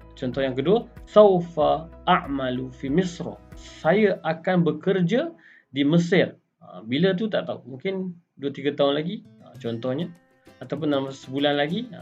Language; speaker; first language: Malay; native; Malay